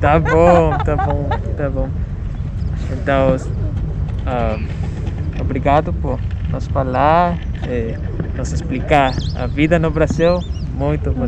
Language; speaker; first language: Portuguese; non-native, fluent; Spanish